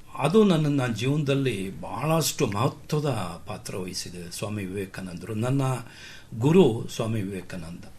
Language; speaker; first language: Kannada; non-native, local second language; Kodava